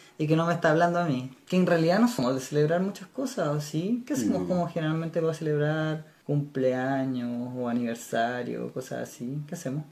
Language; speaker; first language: Spanish; native; Spanish